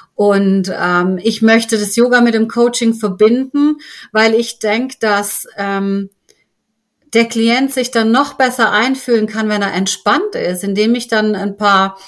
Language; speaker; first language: German; native; German